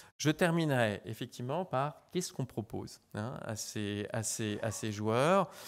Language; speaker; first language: French; native; French